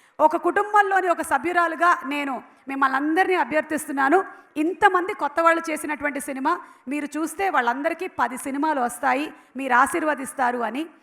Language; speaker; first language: Telugu; non-native, local second language; Malayalam